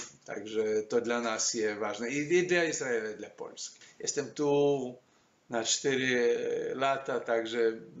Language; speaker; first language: Polish; non-native, learner; Hebrew